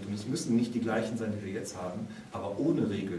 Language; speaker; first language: German; native; German